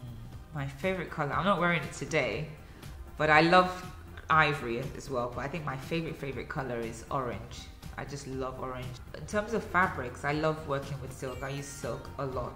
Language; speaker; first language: English; early bilingual, other home language; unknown